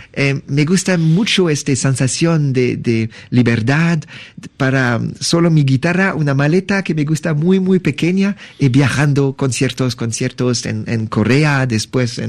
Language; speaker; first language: Spanish; non-native, learner; French